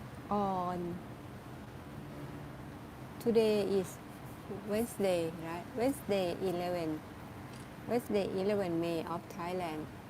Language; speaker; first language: English; non-native, learner; Thai